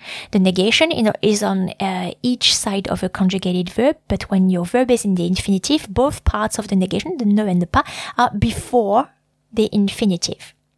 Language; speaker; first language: English; non-native, fluent; French